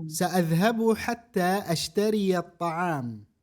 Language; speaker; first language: Arabic; non-native, fluent; Indonesian